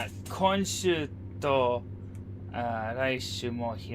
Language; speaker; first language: Japanese; non-native, learner; English